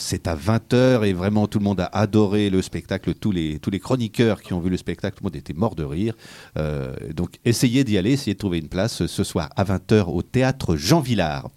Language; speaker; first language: French; native; French